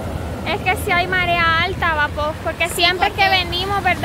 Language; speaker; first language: Spanish; native; Spanish